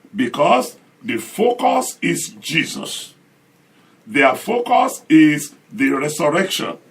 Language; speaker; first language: English; non-native, local second language; Yoruba